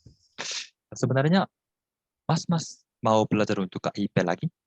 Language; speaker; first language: Indonesian; non-native, fluent; Korean